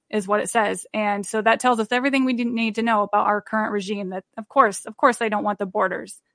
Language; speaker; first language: English; native; English